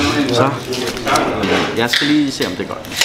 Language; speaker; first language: Danish; early bilingual, other home language; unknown